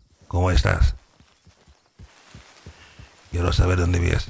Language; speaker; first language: Spanish; non-native, learner; French